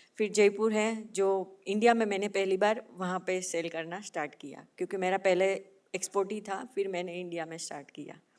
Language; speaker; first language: Hindi; non-native, local second language; Gujarati